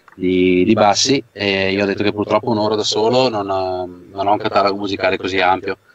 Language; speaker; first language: Italian; native; Italian